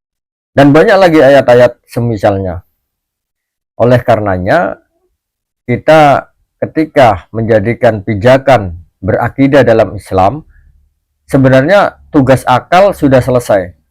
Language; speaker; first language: Indonesian; native; Indonesian